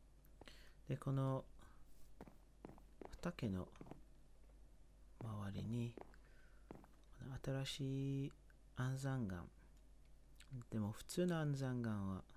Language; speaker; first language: Japanese; non-native, learner; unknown